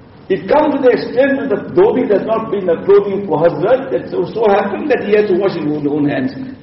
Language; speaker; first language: English; native; English